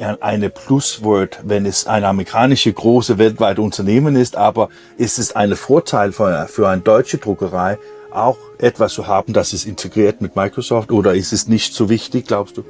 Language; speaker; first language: German; non-native, learner; Danish